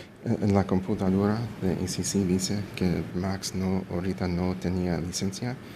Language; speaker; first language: Spanish; early bilingual, heritage; English